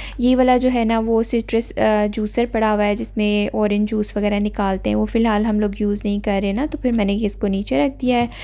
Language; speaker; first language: Urdu; native; Urdu